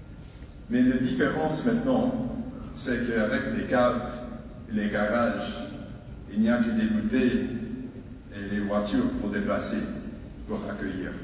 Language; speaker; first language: French; non-native, fluent; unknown